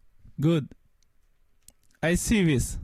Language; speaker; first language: English; non-native, learner; French